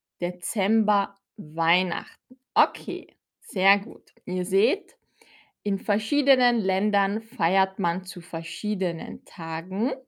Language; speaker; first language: German; non-native, fluent; Filipino